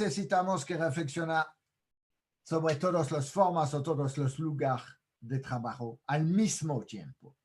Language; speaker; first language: Spanish; non-native, fluent; French